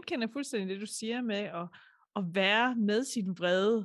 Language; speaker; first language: Danish; native; Danish